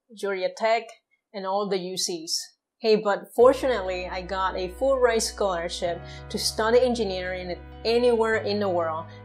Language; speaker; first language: English; non-native, fluent; Spanish